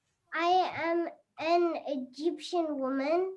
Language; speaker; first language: English; non-native, learner; Bangla